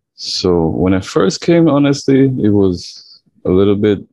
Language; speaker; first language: English; early bilingual, other home language; Chinese